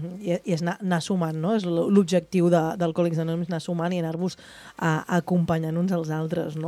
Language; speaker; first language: Catalan; native; Catalan